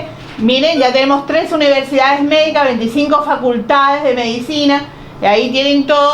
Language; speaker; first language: Spanish; native; Spanish